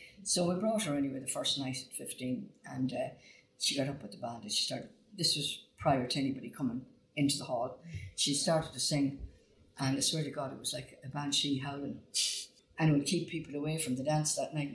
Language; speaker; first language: English; native; English